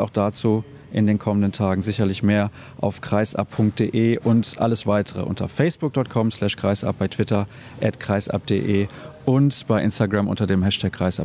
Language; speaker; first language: German; native; German